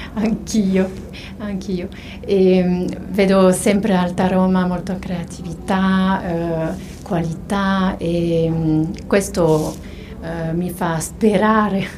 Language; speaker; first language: Italian; non-native, fluent; French